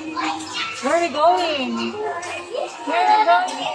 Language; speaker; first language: English; non-native, local second language; Filipino